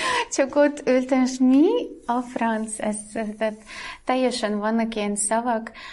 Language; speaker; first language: Hungarian; non-native, fluent; Russian